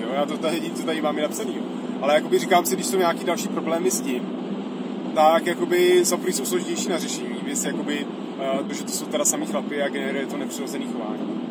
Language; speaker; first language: Czech; native; Czech